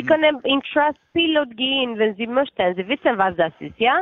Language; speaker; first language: German; non-native, fluent; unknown